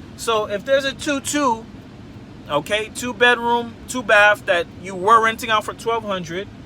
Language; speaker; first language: English; native; English